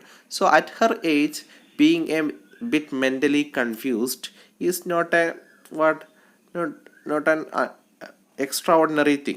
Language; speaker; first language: English; non-native, local second language; Malayalam